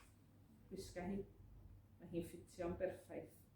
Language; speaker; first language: Welsh; native; Welsh